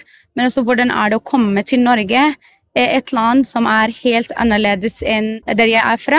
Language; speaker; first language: Norwegian; non-native, fluent; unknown